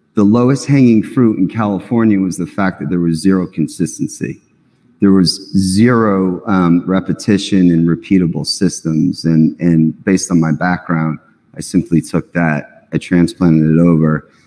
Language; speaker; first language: English; native; English